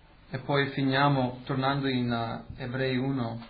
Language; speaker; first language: Italian; early bilingual, heritage; Italian